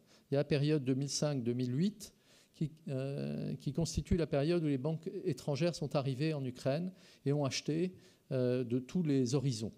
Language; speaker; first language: French; native; French